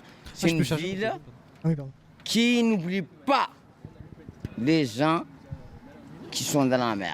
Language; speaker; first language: French; non-native, local second language; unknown